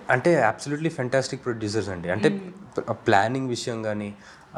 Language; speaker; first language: Telugu; native; Telugu